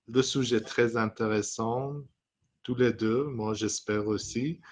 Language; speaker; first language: French; non-native, fluent; Persian